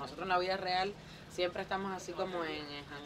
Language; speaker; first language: Spanish; native; Spanish